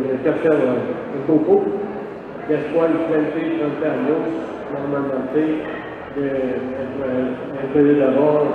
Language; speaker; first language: Spanish; non-native, learner; French